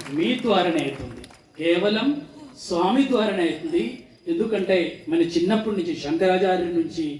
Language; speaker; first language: Telugu; non-native, fluent; Malayalam